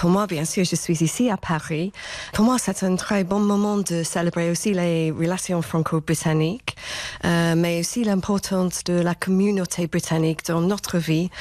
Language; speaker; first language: French; non-native, fluent; English